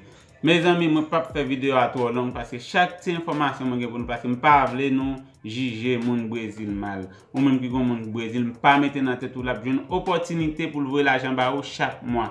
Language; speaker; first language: French; non-native, local second language; Haitian Creole